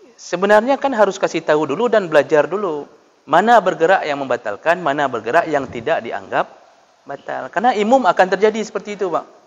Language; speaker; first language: Malay; non-native, local second language; Achinese